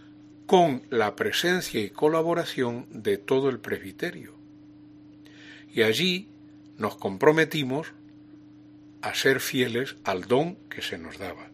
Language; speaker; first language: Spanish; native; Spanish